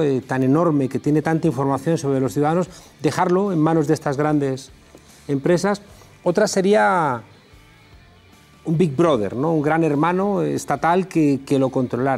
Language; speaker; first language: Spanish; native; Spanish